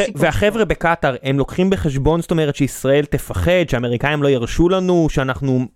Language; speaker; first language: Hebrew; native; Hebrew